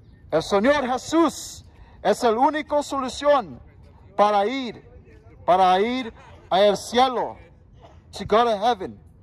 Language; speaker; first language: Spanish; non-native, learner; English